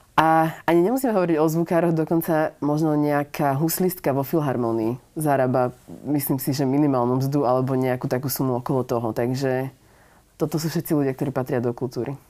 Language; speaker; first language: Slovak; native; Slovak